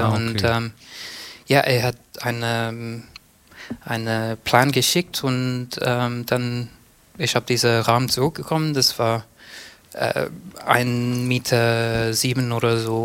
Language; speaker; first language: German; non-native, learner; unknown